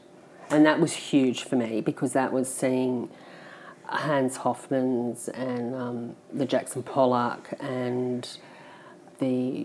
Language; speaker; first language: English; native; English